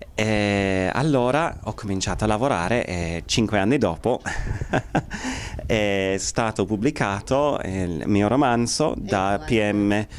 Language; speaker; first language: Italian; non-native, fluent; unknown